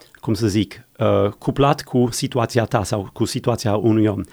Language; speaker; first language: Romanian; non-native, fluent; English